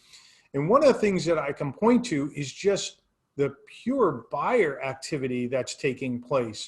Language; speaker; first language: English; native; English